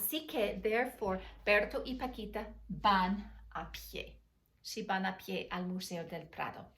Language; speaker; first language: Spanish; non-native, fluent; English